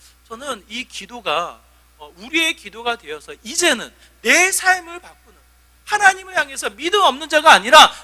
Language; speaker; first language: Korean; native; Korean